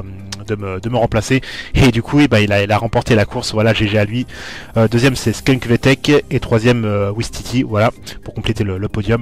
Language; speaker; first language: French; native; French